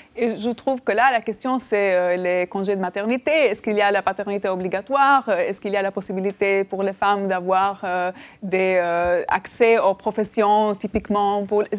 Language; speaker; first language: French; non-native, fluent; Albanian